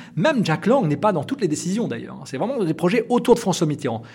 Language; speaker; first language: French; native; French